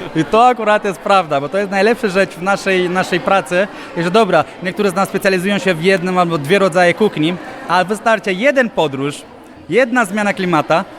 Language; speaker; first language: Polish; non-native, fluent; Romanian